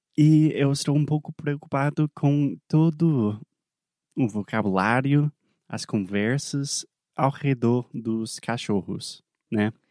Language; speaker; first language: Portuguese; non-native, fluent; English